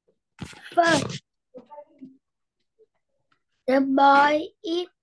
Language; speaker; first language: English; non-native, learner; Vietnamese